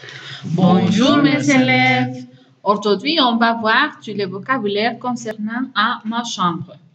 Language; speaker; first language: French; non-native, fluent; Spanish